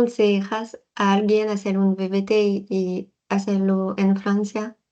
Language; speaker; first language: Spanish; non-native, fluent; French